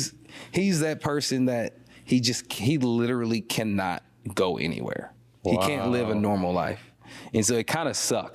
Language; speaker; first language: English; native; English